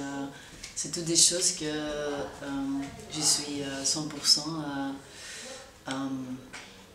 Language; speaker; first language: French; non-native, local second language; Dutch